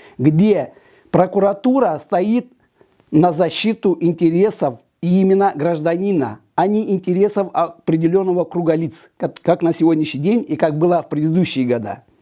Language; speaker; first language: Russian; non-native, local second language; Romanian